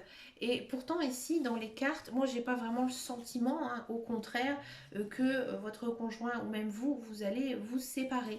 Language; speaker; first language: French; native; French